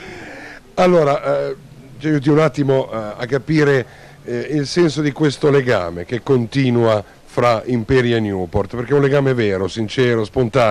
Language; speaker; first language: Italian; native; Italian